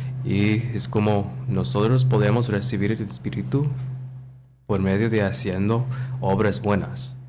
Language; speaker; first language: Spanish; non-native, learner; English